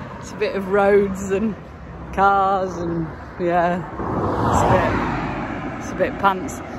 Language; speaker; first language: English; native; English